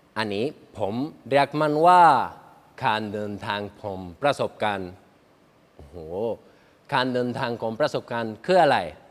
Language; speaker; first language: Thai; non-native, learner; Spanish